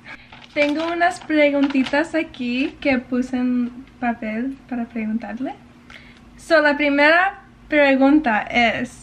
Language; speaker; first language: Spanish; early bilingual, heritage; English